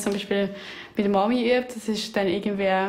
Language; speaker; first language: German; native; German